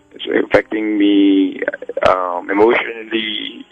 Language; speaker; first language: English; non-native, local second language; Filipino